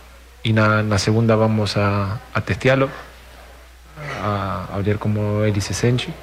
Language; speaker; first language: Portuguese; non-native, fluent; Spanish